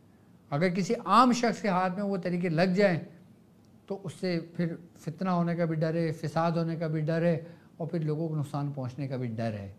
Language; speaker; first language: Urdu; native; Urdu